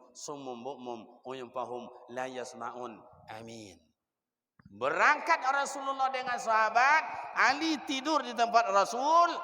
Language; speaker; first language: Malay; non-native, local second language; Minangkabau